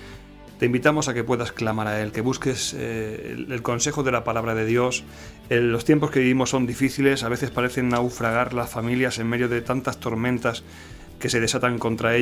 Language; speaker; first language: Spanish; native; Spanish